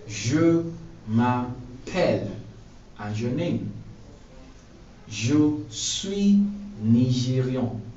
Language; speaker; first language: French; non-native, fluent; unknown